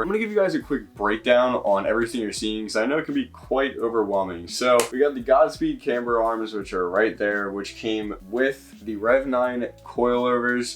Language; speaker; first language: English; native; English